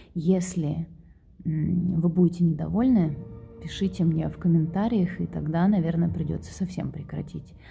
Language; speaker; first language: Russian; native; Russian